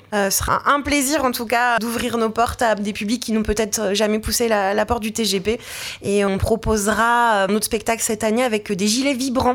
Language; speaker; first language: French; native; French